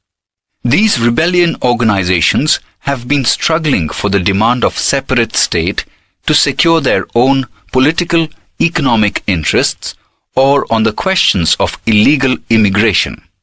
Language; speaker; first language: English; non-native, local second language; Gujarati